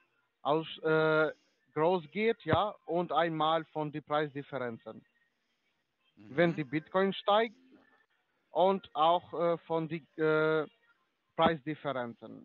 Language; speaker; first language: German; non-native, learner; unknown